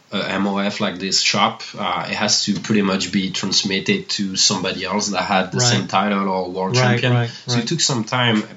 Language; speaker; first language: English; non-native, fluent; French